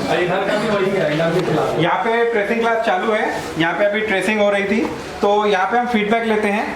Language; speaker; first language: Hindi; native; Hindi